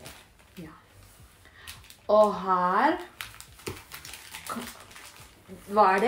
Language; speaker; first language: Norwegian; non-native, learner; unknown